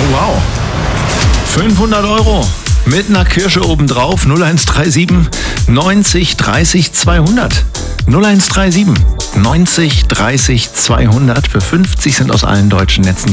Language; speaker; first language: German; native; German